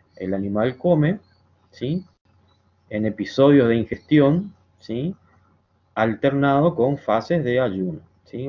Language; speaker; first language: Spanish; native; Spanish